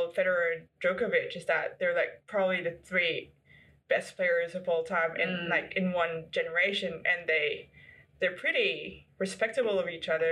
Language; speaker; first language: English; non-native, local second language; Filipino